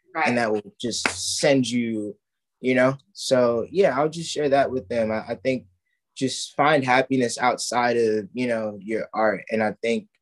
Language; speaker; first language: English; native; English